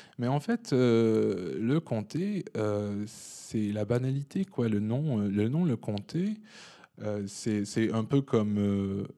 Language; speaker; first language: French; native; French